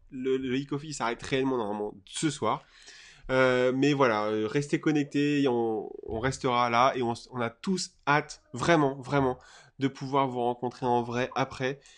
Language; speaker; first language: French; native; French